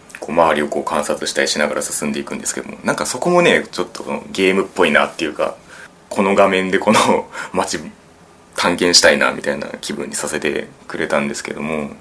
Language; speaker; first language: Japanese; native; Japanese